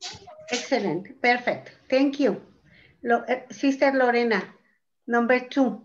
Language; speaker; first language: English; non-native, fluent; Spanish